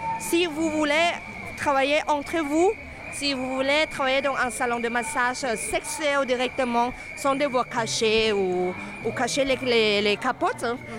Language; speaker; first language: French; non-native, fluent; Thai